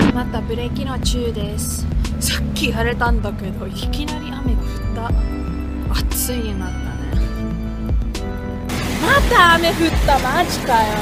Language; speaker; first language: Japanese; non-native, learner; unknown